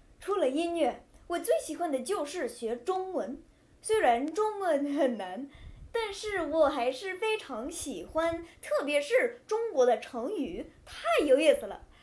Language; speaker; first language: Chinese; non-native, fluent; English